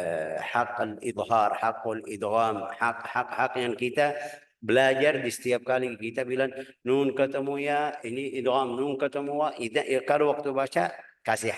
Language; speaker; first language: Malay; non-native, fluent; Arabic